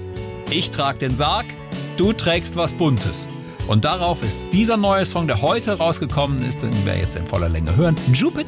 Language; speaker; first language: German; native; German